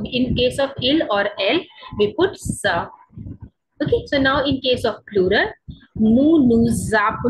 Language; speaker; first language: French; non-native, learner; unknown